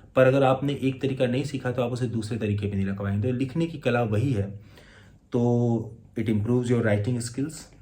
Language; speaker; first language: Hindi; native; Hindi